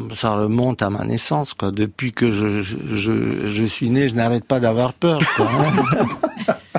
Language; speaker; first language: French; non-native, fluent; Romanian